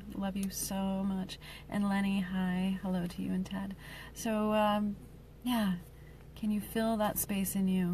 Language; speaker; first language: English; native; English